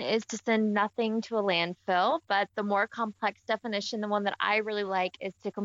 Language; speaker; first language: English; native; English